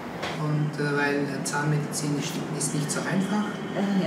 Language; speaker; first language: German; early bilingual, other home language; Turkish